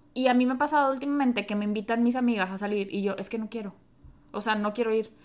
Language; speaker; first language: Spanish; native; Spanish